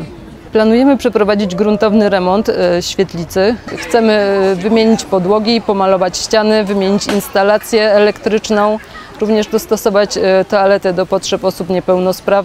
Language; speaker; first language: Polish; native; Polish